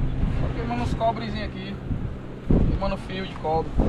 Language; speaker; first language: Portuguese; native; Portuguese